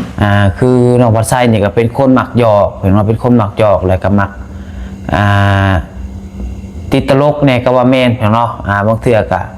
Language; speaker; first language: Thai; non-native, local second language; Lao